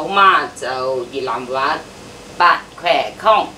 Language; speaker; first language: Chinese; non-native, fluent; Vietnamese